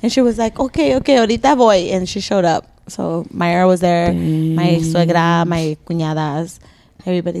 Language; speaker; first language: English; early bilingual, other home language; Spanish